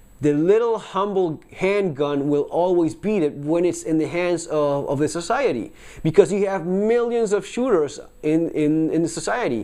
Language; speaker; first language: English; non-native, fluent; Spanish